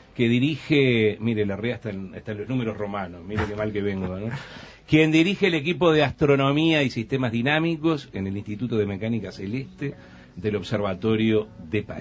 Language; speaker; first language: Spanish; native; Spanish